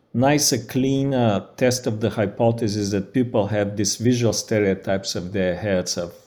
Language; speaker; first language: English; non-native, fluent; Bulgarian